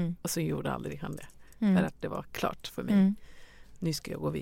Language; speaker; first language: Swedish; non-native, fluent; Persian